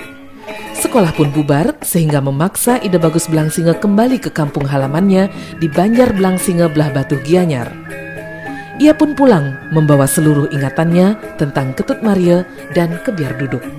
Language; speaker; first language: Indonesian; native; Indonesian